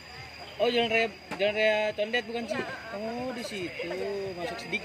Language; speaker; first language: Indonesian; native; Indonesian